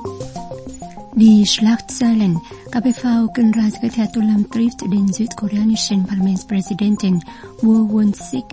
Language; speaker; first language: German; non-native, fluent; Vietnamese